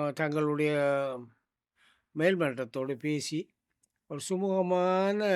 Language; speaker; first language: Tamil; native; Tamil